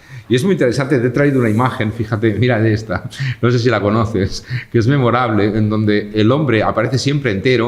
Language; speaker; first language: Spanish; native; Spanish